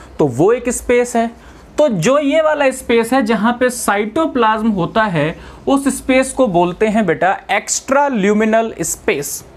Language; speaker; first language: Hindi; native; Hindi